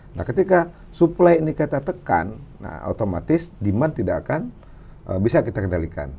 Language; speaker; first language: Indonesian; non-native, local second language; Minangkabau